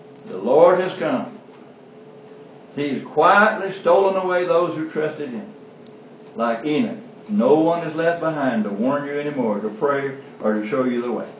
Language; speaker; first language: English; native; English